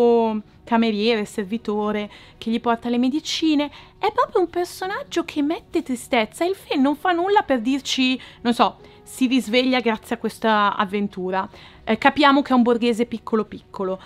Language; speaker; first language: Italian; native; Italian